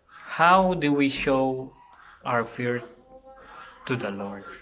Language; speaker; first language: English; non-native, local second language; Filipino